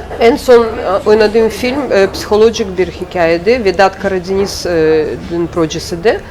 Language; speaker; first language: Turkish; non-native, learner; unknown